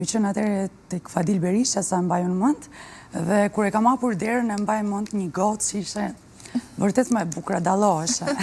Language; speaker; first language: Albanian; early bilingual, heritage; Albanian